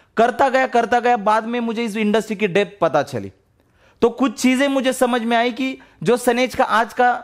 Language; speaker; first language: Hindi; non-native, local second language; Marathi